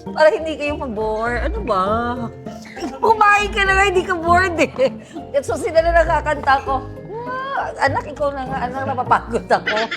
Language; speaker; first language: Filipino; non-native, local second language; Pampanga